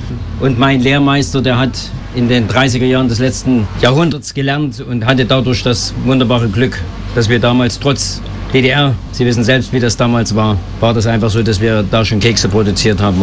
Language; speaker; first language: German; native; German